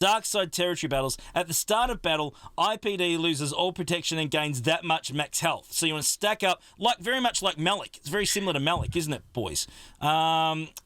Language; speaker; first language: English; native; English